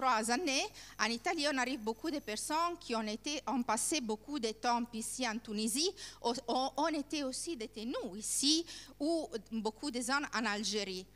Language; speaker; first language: French; non-native, learner; Italian